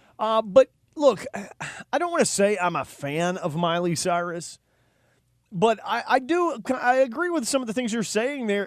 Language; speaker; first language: English; native; English